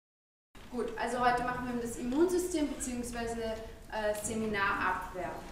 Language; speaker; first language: German; native; German